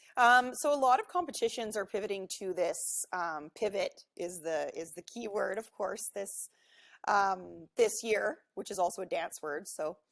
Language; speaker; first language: English; native; English